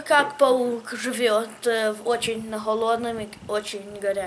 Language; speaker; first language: Russian; early bilingual, heritage; English